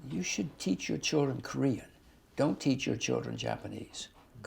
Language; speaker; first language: English; native; English